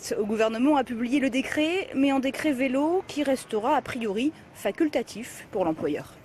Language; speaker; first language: French; native; French